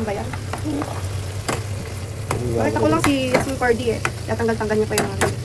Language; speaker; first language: Filipino; native; Filipino